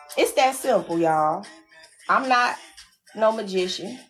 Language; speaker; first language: English; native; English